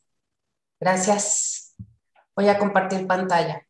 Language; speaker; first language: Spanish; native; Spanish